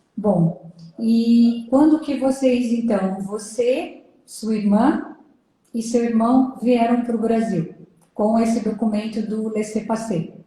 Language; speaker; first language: Portuguese; native; Portuguese